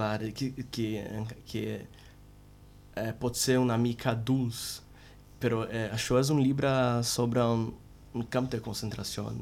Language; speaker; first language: Catalan; non-native, learner; Portuguese